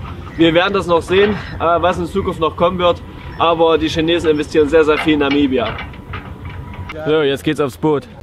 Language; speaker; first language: German; native; German